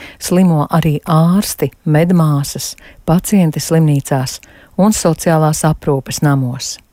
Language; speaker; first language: Latvian; native; Latvian